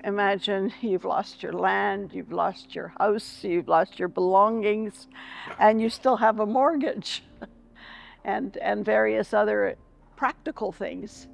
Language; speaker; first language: English; early bilingual, other home language; Ukrainian